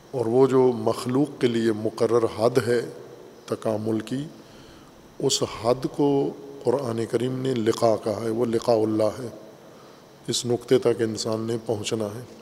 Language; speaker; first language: Urdu; native; Urdu